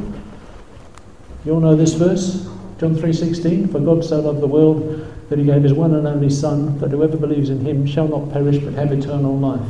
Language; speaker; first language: English; native; English